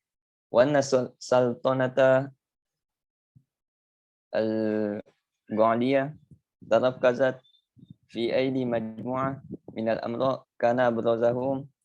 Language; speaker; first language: Arabic; non-native, learner; Indonesian